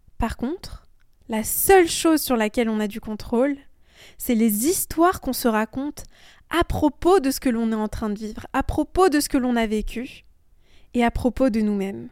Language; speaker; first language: French; early bilingual, other home language; Persian